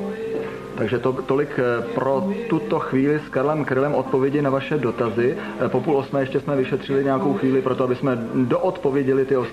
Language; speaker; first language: Czech; native; Czech